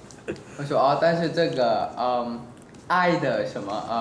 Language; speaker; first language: Chinese; early bilingual, heritage; English